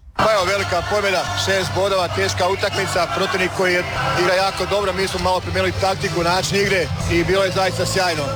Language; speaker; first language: Croatian; native; Croatian